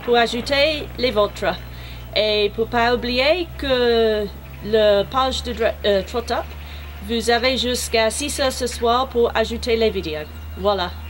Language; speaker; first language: French; non-native, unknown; English